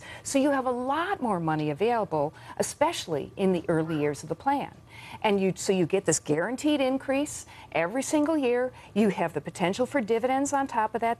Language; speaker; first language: English; native; English